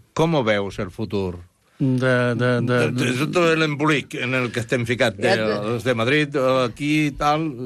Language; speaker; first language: Catalan; non-native, local second language; Spanish